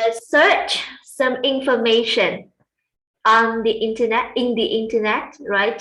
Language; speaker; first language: English; non-native, fluent; Vietnamese